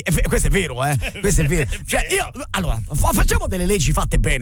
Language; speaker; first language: Italian; native; Italian